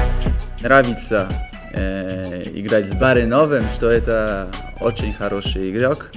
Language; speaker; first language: Russian; non-native, learner; Polish